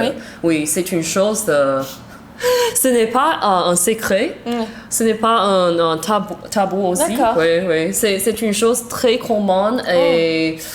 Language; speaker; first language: French; non-native, learner; Chinese